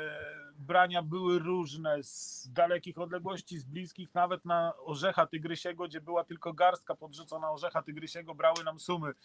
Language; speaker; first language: Polish; native; Polish